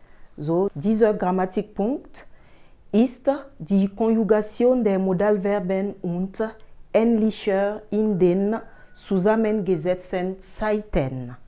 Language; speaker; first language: German; non-native, fluent; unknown